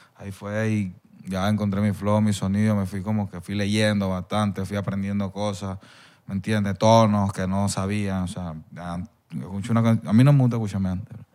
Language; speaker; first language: Spanish; native; Spanish